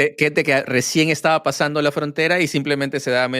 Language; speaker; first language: Spanish; native; Spanish